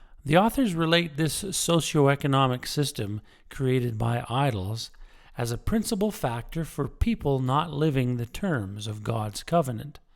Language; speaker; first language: English; native; English